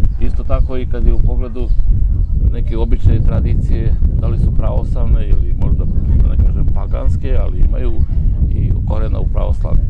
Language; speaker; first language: Serbian; non-native, local second language; Romanian